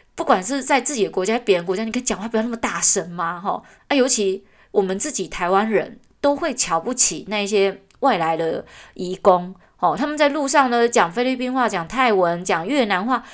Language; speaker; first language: Chinese; native; Chinese